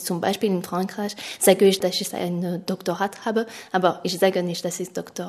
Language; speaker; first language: German; non-native, fluent; French